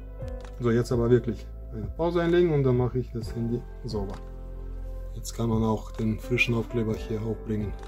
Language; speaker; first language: German; non-native, fluent; Russian